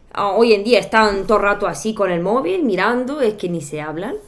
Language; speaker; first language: Spanish; non-native, fluent; Bulgarian